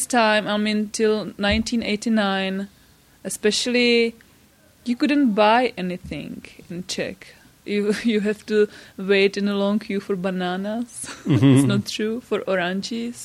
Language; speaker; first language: English; non-native, fluent; Czech